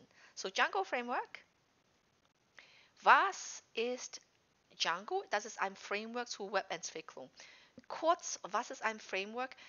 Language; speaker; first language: German; non-native, fluent; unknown